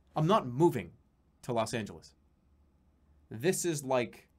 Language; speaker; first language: English; native; English